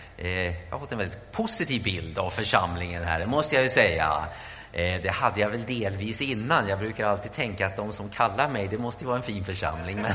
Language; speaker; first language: Swedish; native; Swedish